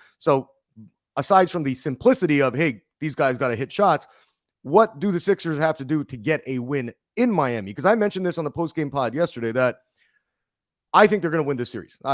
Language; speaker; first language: English; native; English